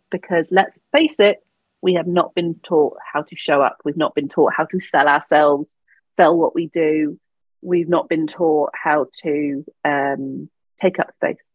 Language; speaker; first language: English; native; English